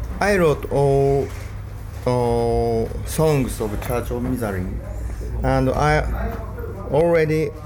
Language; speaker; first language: English; non-native, learner; Japanese